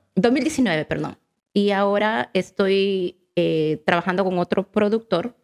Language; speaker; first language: Spanish; native; Spanish